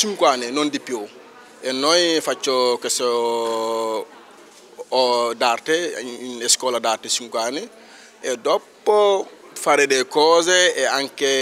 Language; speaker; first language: Italian; non-native, learner; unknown